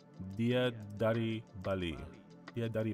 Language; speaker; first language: Indonesian; non-native, learner; English